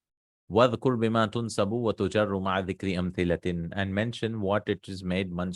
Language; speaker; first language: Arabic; non-native, fluent; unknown